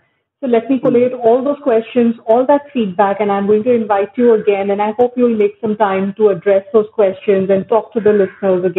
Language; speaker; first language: English; non-native, local second language; Hindi